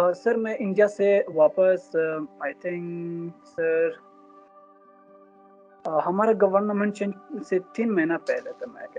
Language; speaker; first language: Hindi; non-native, fluent; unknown